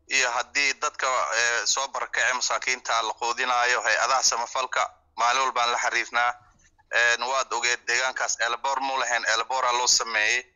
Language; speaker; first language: Somali; non-native, local second language; Swahili